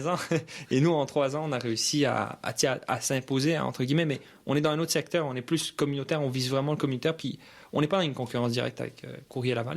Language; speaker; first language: French; early bilingual, other home language; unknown